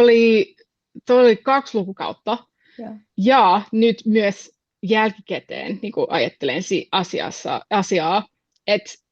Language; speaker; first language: Finnish; non-native, fluent; English